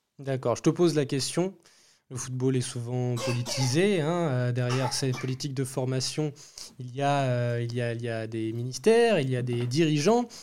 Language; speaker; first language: French; native; French